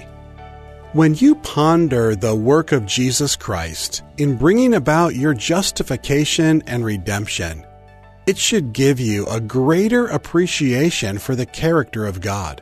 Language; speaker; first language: English; native; English